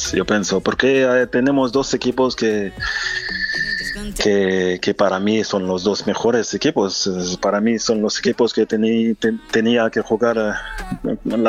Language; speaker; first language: Spanish; non-native, fluent; French